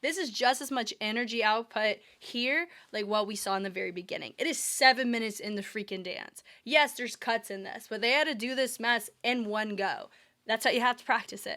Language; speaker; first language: English; native; English